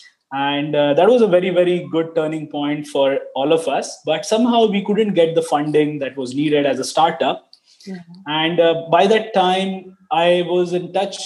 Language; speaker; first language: English; non-native, local second language; Marathi